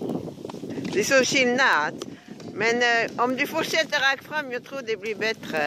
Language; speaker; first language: Swedish; non-native, fluent; French